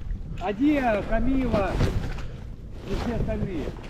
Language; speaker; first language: Russian; native; Russian